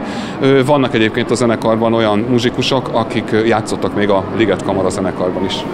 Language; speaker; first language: Hungarian; native; Hungarian